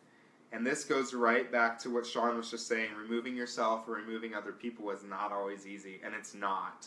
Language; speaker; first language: English; native; English